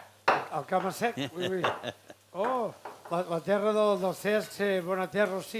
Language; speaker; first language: French; non-native, fluent; Catalan